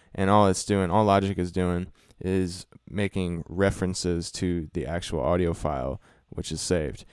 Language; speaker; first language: English; native; English